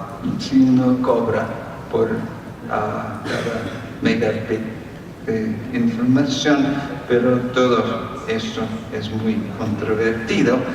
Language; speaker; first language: Spanish; non-native, fluent; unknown